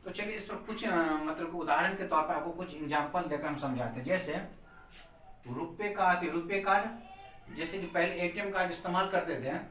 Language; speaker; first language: Hindi; native; Hindi